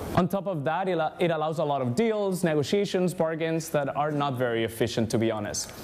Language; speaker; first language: English; non-native, fluent; Spanish